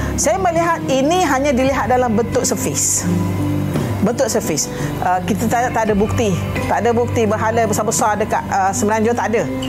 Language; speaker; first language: Malay; native; Malay